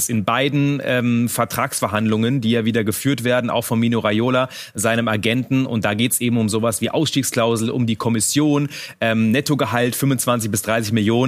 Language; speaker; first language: German; native; German